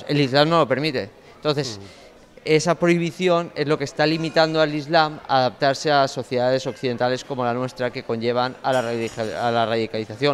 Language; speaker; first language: Spanish; native; Spanish